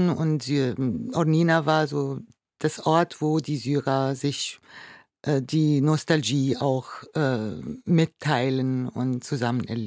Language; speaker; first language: German; non-native, fluent; Arabic